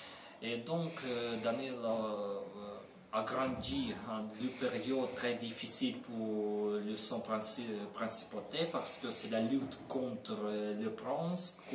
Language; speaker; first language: French; non-native, learner; Ukrainian